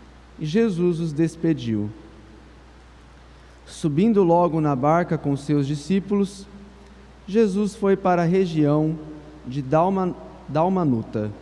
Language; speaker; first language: Portuguese; native; Portuguese